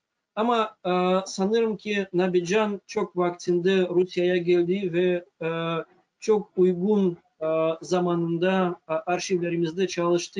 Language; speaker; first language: Turkish; non-native, fluent; Russian